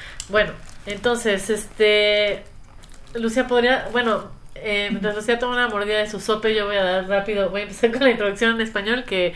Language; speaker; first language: Spanish; native; Spanish